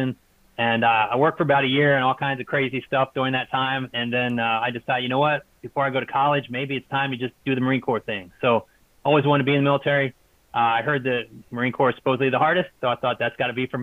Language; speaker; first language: English; native; English